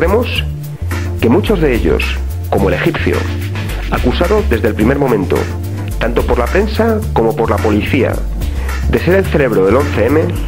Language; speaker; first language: Spanish; native; Spanish